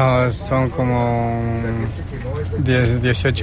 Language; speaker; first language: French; non-native, learner; Spanish